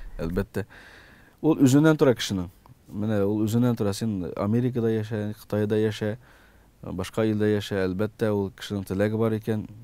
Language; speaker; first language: Tatar; early bilingual, heritage; Tatar